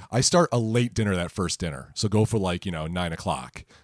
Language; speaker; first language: English; native; English